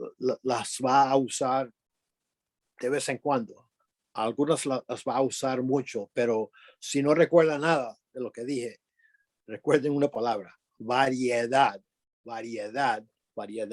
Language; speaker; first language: Spanish; early bilingual, other home language; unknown